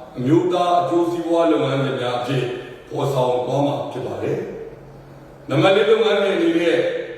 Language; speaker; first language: Burmese; non-native, local second language; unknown